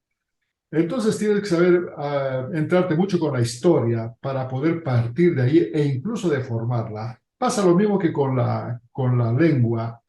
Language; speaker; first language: Spanish; native; Spanish